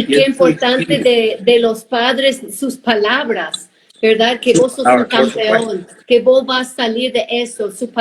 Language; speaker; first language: Spanish; non-native, fluent; English